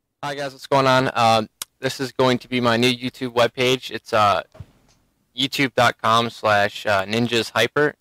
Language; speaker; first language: English; native; English